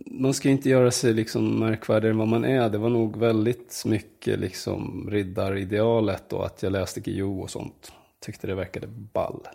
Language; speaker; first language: Swedish; native; Swedish